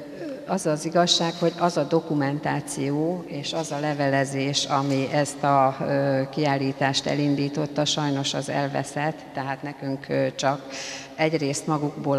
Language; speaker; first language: Hungarian; native; Hungarian